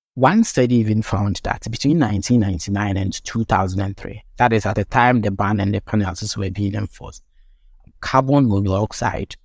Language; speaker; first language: English; non-native, local second language; Akan